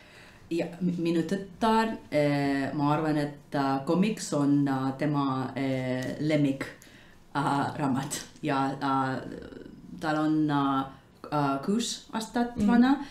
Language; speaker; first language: Estonian; non-native, learner; English